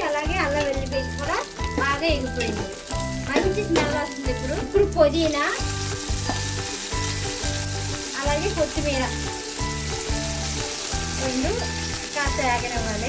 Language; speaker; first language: Telugu; native; Telugu